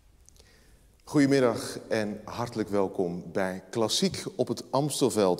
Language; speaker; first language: Dutch; native; Dutch